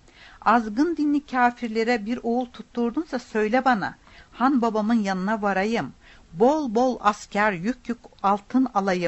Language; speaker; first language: Turkish; native; Turkish